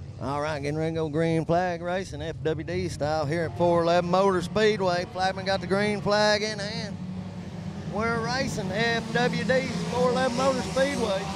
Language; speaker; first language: English; native; English